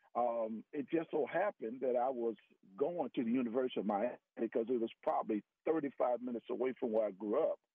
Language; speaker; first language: English; native; English